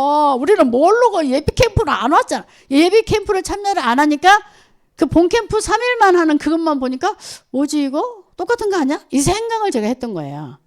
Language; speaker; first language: Korean; native; Korean